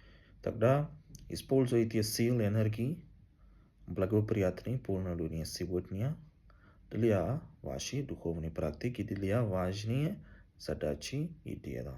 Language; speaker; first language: Russian; non-native, learner; Tamil